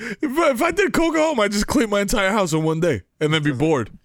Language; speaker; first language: English; early bilingual, other home language; Spanish